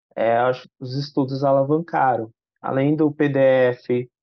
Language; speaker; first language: Portuguese; native; Portuguese